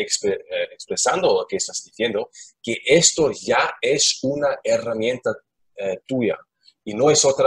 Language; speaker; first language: Spanish; non-native, learner; German